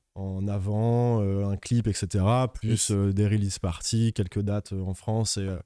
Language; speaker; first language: French; native; French